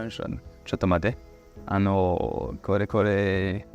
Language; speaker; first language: Japanese; non-native, learner; French